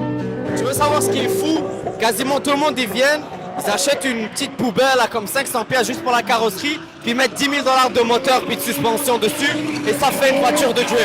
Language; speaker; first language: French; native; French